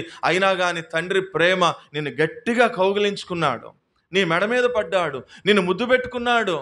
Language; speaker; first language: Telugu; native; Telugu